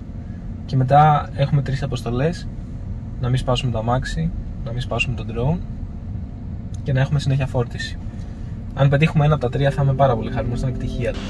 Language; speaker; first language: Greek; native; Greek